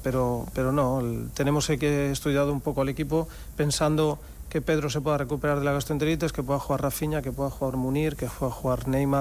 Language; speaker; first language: Spanish; native; Spanish